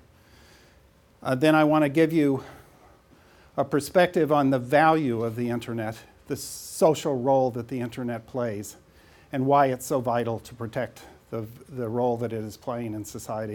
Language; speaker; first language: English; native; English